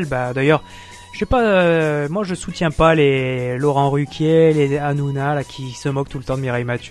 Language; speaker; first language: French; native; French